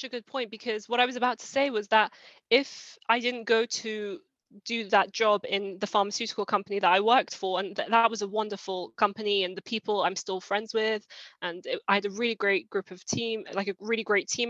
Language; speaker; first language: English; native; English